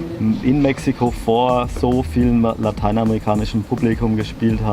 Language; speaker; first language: German; native; German